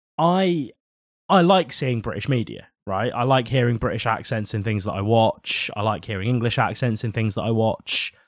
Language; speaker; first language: English; native; English